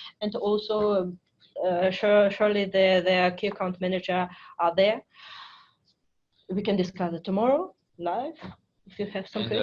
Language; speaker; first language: English; non-native, fluent; French